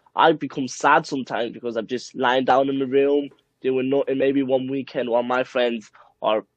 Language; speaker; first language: English; early bilingual, other home language; Spanish